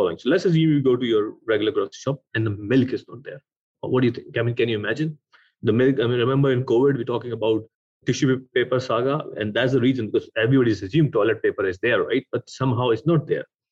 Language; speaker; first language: English; non-native, local second language; Urdu